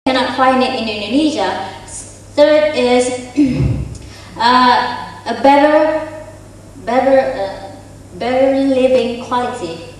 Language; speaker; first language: English; non-native, fluent; Indonesian